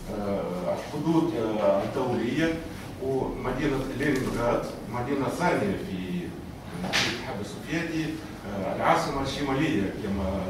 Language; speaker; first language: Arabic; non-native, fluent; Russian